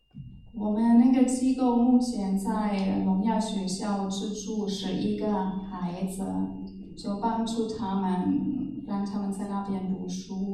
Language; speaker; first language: Chinese; non-native, fluent; German